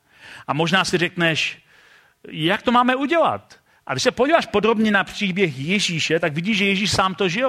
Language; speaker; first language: Czech; native; Czech